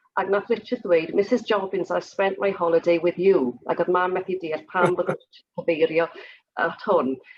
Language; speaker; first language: Welsh; native; Welsh